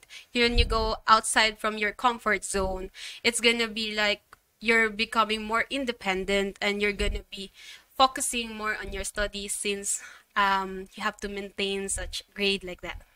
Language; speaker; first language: English; non-native, local second language; Filipino